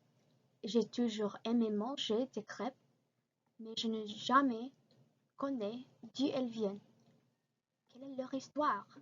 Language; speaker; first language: French; non-native, learner; English